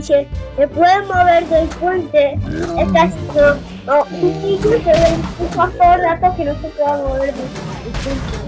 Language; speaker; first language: Spanish; non-native, learner; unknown